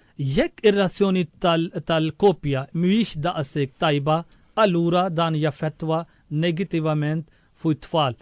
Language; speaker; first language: Maltese; non-native, fluent; Urdu